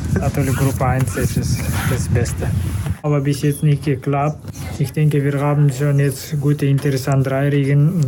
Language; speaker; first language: German; non-native, learner; Kazakh